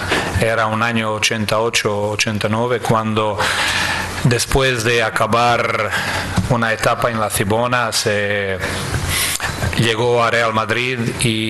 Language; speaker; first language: Spanish; non-native, fluent; Croatian